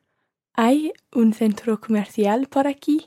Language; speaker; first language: Spanish; non-native, learner; English